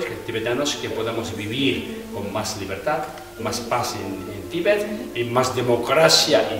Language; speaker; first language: Spanish; non-native, fluent; Tibetan